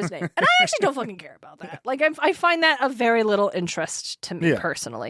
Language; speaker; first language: English; native; English